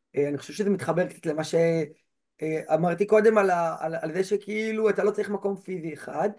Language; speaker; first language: Hebrew; native; Hebrew